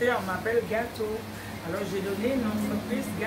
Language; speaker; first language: French; non-native, local second language; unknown